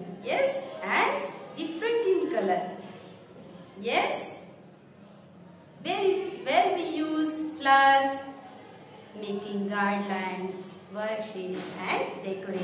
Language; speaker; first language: English; non-native, local second language; Marathi